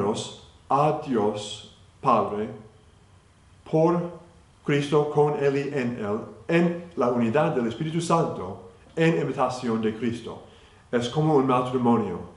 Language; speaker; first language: Spanish; non-native, fluent; English